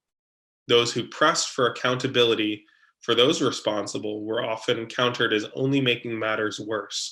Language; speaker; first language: English; native; English